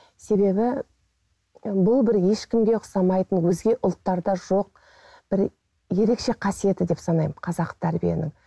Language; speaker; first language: Kazakh; native; Kazakh